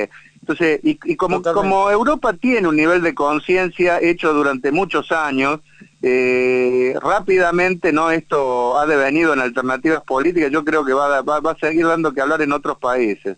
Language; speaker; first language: Spanish; native; Spanish